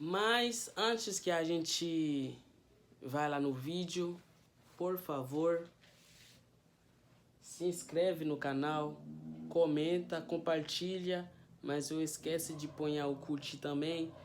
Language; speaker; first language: Portuguese; non-native, fluent; Haitian Creole